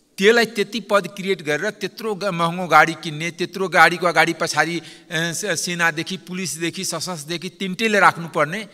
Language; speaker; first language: Nepali; non-native, local second language; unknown